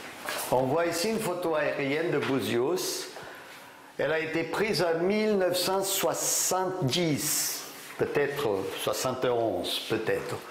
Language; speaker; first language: French; non-native, fluent; Portuguese